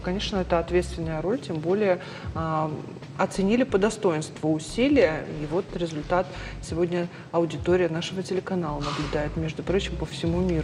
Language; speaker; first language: Russian; native; Russian